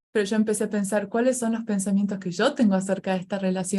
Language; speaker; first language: Spanish; native; Spanish